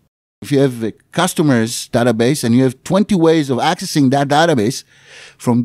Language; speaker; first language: English; non-native, fluent; Hebrew